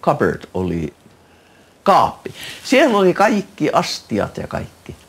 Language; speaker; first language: Finnish; early bilingual, heritage; Finnish